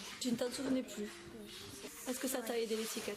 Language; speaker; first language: French; native; French